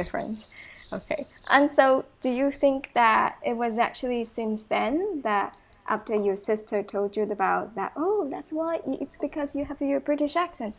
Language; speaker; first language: English; non-native, fluent; Chinese